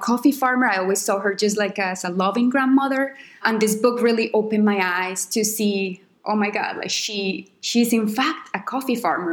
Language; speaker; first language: English; non-native, fluent; Spanish